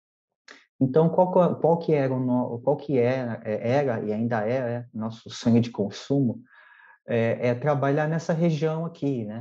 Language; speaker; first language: Portuguese; native; Portuguese